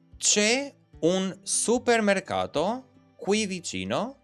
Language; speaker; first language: Italian; non-native, fluent; Albanian